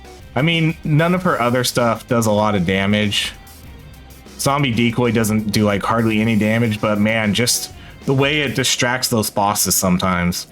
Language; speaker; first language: English; native; English